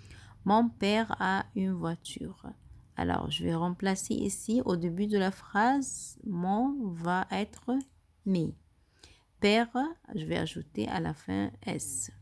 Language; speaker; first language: French; non-native, fluent; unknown